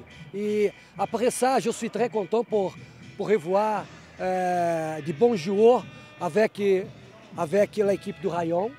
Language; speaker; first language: French; non-native, fluent; Portuguese